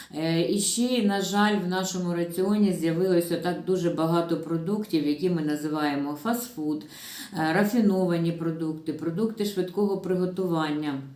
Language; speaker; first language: Ukrainian; non-native, local second language; Russian